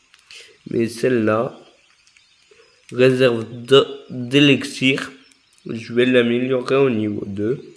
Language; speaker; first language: French; native; French